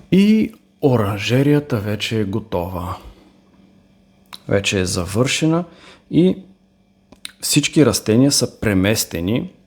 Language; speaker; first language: Bulgarian; native; Bulgarian